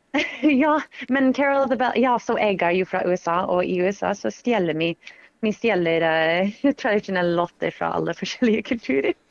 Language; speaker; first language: Norwegian; non-native, fluent; English